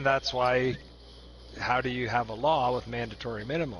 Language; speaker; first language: English; native; English